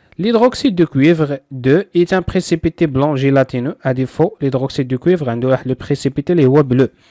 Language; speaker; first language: French; non-native, local second language; Arabic